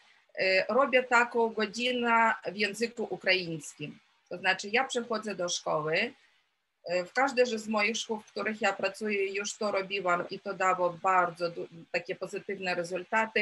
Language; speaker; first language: Polish; non-native, fluent; Ukrainian